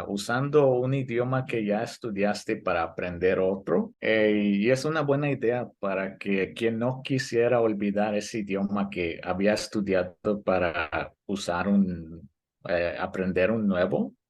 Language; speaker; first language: Spanish; early bilingual, heritage; Spanish